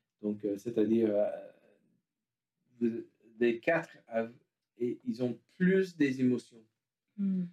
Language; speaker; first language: French; non-native, learner; English